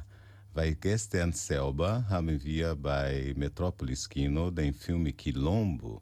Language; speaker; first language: German; non-native, fluent; Portuguese